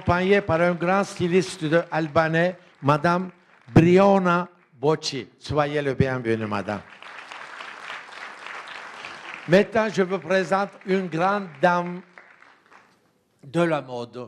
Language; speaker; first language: French; non-native, fluent; Turkish